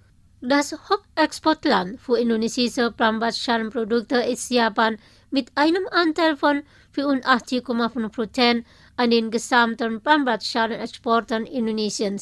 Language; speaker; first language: German; non-native, fluent; Indonesian